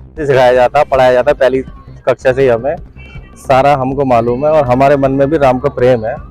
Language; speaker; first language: Hindi; native; Hindi